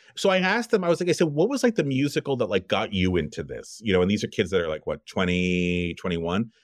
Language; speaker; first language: English; native; English